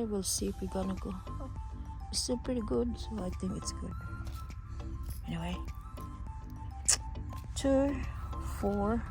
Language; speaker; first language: English; non-native, fluent; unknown